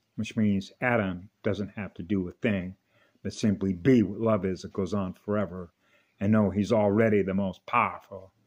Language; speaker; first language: English; native; English